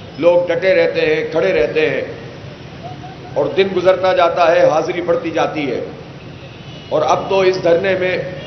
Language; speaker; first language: Urdu; native; Urdu